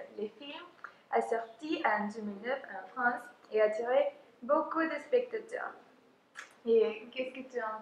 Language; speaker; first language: French; non-native, fluent; Spanish